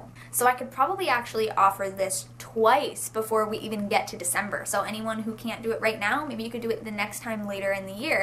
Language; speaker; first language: English; native; English